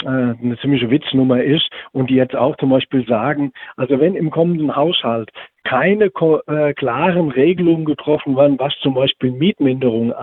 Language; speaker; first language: German; native; German